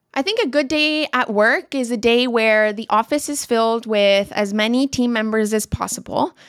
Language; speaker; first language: English; non-native, local second language; Spanish